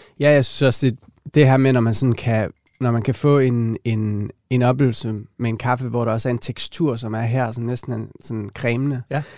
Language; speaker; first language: Danish; native; Danish